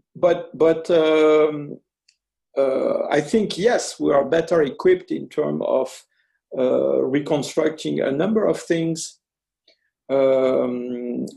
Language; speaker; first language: English; early bilingual, other home language; French